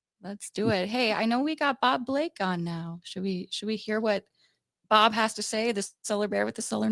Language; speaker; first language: English; native; English